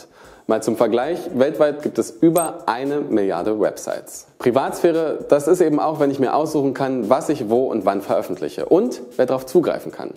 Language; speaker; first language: German; native; German